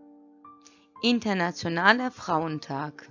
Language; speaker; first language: German; non-native, fluent; Turkish